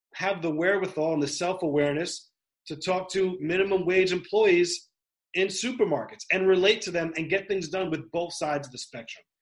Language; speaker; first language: English; native; English